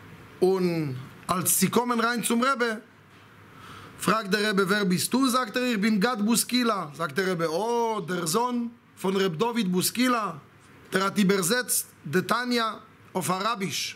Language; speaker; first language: German; non-native, fluent; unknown